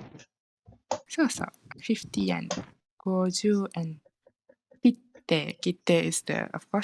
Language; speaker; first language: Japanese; non-native, fluent; Malay